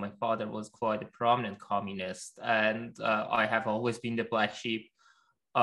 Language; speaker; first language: English; non-native, fluent; Persian